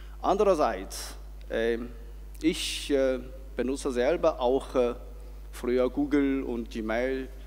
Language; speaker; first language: German; non-native, fluent; Chinese